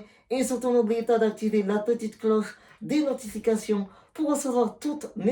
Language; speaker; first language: French; native; French